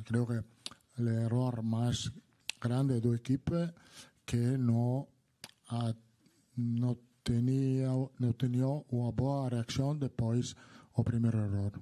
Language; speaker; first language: Portuguese; non-native, learner; Italian